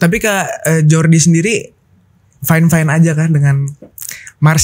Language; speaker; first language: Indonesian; native; Indonesian